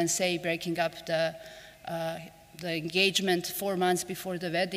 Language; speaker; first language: English; non-native, fluent; Serbian